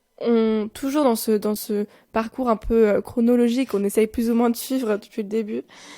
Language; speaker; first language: French; native; French